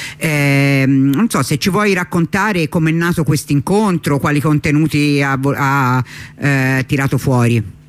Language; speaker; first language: Italian; native; Italian